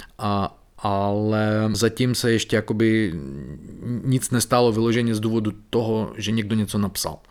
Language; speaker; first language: Czech; non-native, fluent; Belarusian